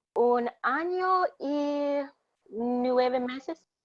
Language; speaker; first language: Spanish; non-native, learner; English